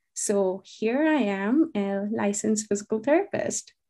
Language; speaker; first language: English; non-native, local second language; Hindi